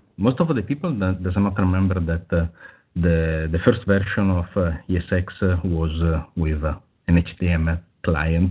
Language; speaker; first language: English; non-native, fluent; Italian